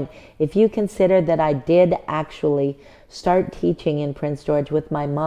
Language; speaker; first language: English; native; English